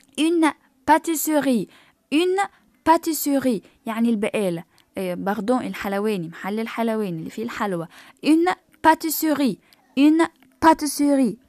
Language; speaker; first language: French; non-native, fluent; Arabic